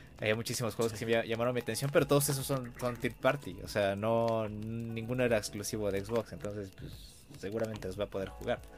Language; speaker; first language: Spanish; native; Spanish